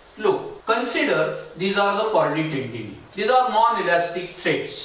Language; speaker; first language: English; non-native, local second language; Marathi